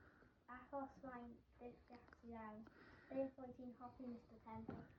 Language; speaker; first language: Welsh; non-native, local second language; English